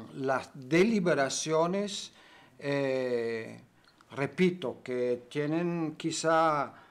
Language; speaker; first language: Spanish; non-native, fluent; German